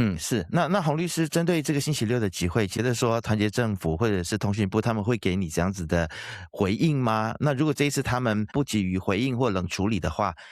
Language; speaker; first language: Chinese; native; Chinese